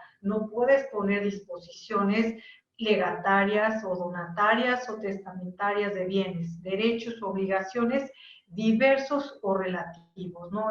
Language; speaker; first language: Spanish; native; Spanish